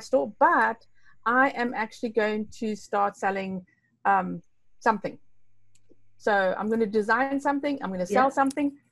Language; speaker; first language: English; non-native, local second language; Afrikaans